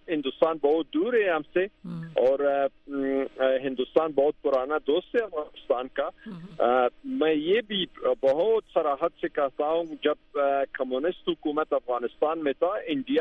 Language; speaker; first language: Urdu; non-native, fluent; Pashto